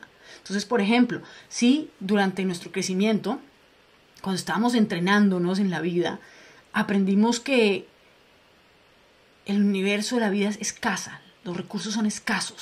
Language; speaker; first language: Spanish; native; Spanish